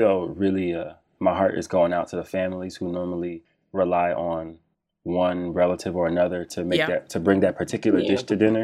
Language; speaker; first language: English; native; English